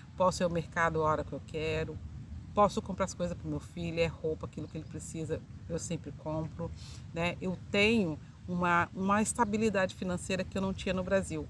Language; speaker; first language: Portuguese; native; Portuguese